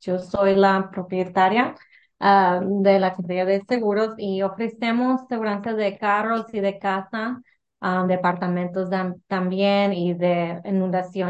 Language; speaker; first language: Spanish; early bilingual, heritage; English